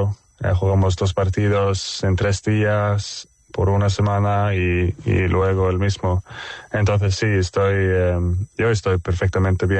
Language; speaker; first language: Spanish; non-native, fluent; Swedish